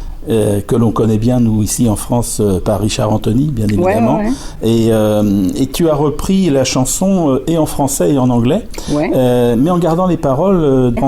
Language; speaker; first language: French; native; French